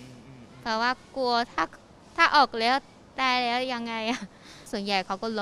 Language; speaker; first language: Thai; non-native, learner; Chinese